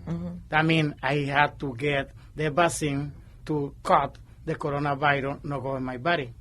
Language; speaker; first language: English; non-native, learner; Spanish